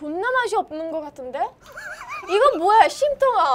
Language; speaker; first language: Korean; non-native, learner; Italian